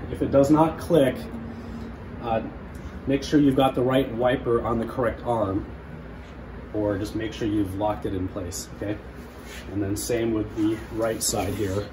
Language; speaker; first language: English; native; English